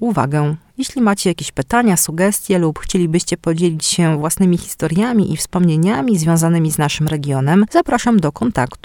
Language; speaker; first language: Polish; native; Polish